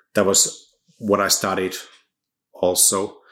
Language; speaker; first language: English; non-native, fluent; Finnish